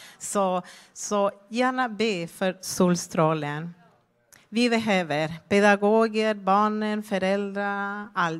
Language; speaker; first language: Swedish; non-native, fluent; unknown